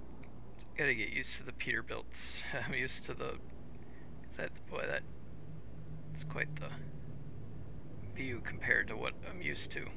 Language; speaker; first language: English; native; English